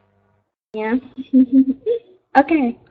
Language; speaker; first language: English; non-native, learner; Vietnamese